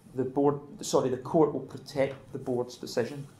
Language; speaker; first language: English; native; English